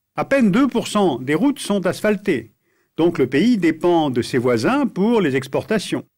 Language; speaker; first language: French; native; French